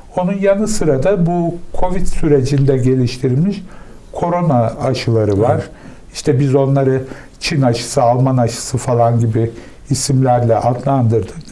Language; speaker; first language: Turkish; native; Turkish